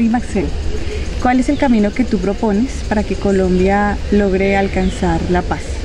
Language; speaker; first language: Spanish; native; Spanish